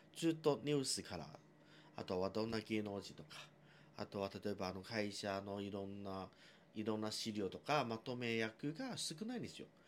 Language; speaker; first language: Japanese; non-native, fluent; Chinese